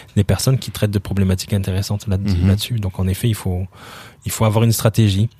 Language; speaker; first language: French; native; French